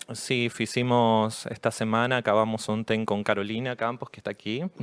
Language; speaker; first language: Portuguese; non-native, learner; Spanish